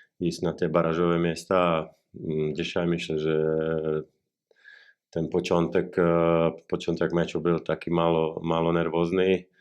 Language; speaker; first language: Polish; non-native, learner; Slovak